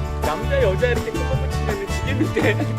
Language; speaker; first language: Korean; native; Korean